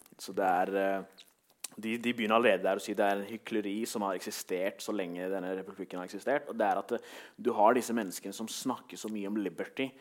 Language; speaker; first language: Norwegian; early bilingual, other home language; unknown